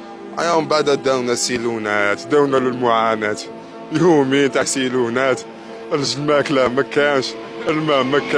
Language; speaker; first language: Arabic; native; Arabic